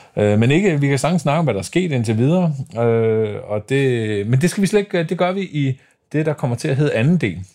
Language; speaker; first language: Danish; native; Danish